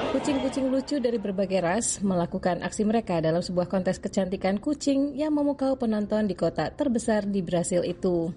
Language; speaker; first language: Indonesian; native; Indonesian